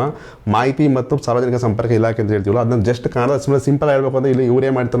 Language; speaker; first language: Kannada; native; Kannada